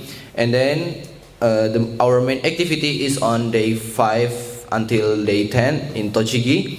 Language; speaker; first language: English; non-native, learner; Indonesian